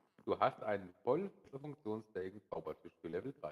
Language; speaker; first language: German; native; German